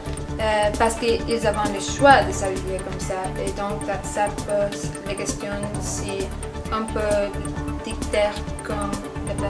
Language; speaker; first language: French; non-native, learner; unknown